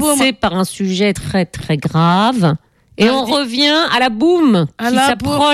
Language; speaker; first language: French; native; French